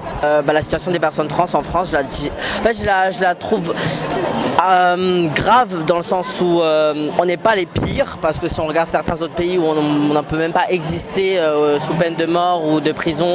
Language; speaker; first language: French; native; French